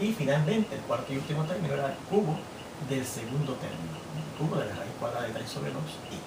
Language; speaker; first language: Spanish; native; Spanish